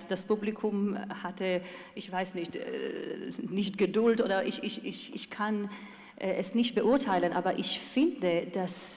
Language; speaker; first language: German; non-native, fluent; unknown